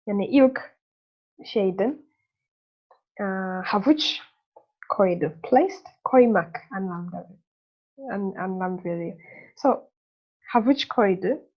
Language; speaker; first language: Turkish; non-native, learner; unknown